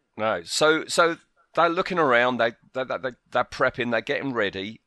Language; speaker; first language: English; native; English